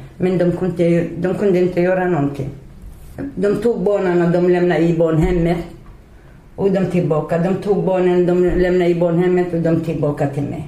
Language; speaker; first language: Swedish; non-native, learner; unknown